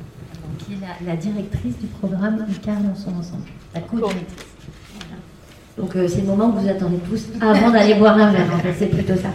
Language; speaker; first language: French; native; French